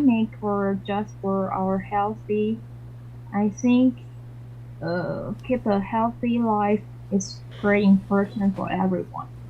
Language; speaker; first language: English; non-native, learner; Chinese